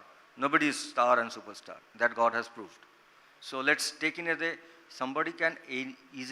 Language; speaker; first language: English; non-native, local second language; Bangla